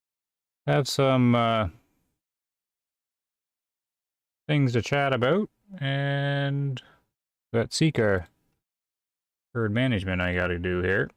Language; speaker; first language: English; native; English